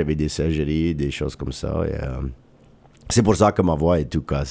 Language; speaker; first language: French; non-native, local second language; English